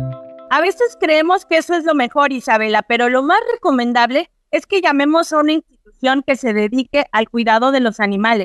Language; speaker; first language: Spanish; native; Spanish